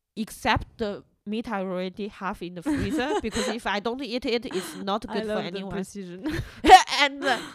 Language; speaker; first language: English; non-native, fluent; Chinese